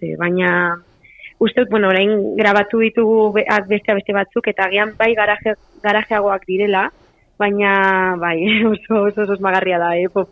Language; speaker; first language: Basque; non-native, local second language; Spanish